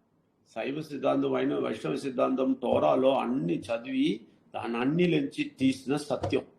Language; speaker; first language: Telugu; non-native, learner; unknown